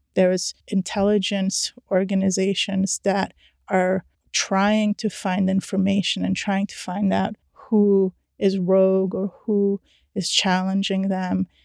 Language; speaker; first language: English; early bilingual, other home language; Persian